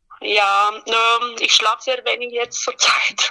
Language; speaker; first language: German; non-native, learner; Romanian